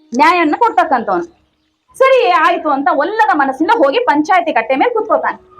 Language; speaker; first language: Kannada; non-native, local second language; Tamil